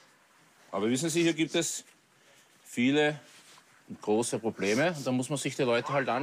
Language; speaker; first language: German; native; German